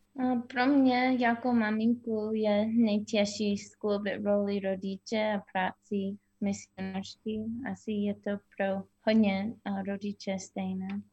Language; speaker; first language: Czech; non-native, fluent; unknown